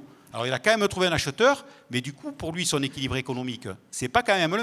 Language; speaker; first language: French; native; French